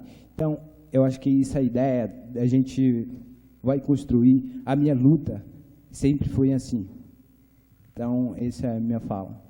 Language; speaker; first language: Portuguese; non-native, local second language; Ticuna